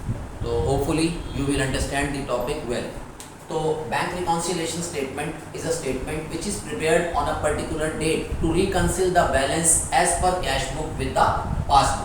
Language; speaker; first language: English; non-native, local second language; Hindi